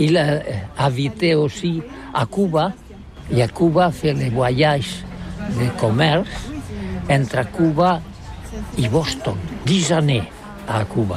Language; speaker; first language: French; non-native, learner; Catalan